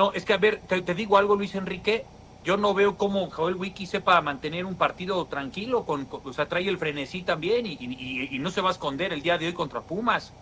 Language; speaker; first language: Spanish; native; Spanish